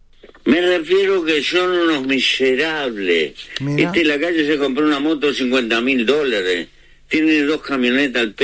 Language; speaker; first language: Spanish; native; Spanish